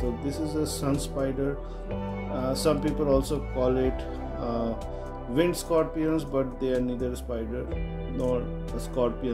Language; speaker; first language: English; non-native, local second language; Hindi